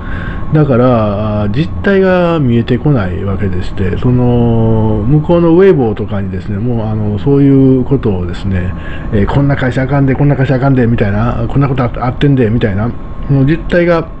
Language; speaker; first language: Japanese; native; Japanese